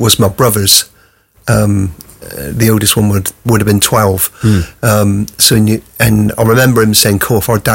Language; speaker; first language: English; native; English